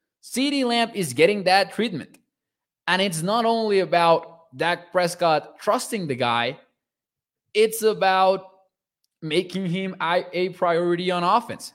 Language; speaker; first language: English; non-native, fluent; Spanish